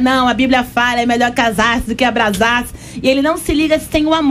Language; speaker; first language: Portuguese; native; Portuguese